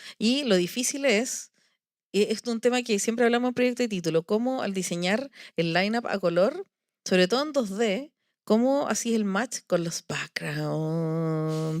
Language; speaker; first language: Spanish; native; Spanish